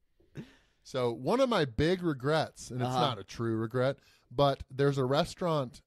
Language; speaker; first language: English; native; English